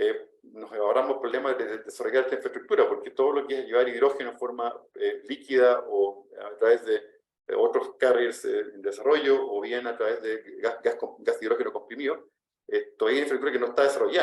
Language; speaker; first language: Spanish; native; Spanish